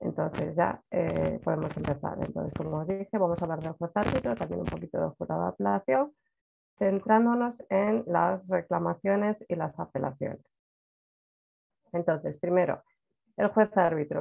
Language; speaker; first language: Spanish; native; Spanish